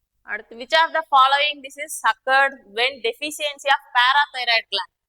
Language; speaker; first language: English; non-native, local second language; Tamil